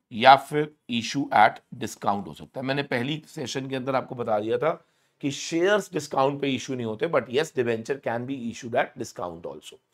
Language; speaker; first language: Hindi; native; Hindi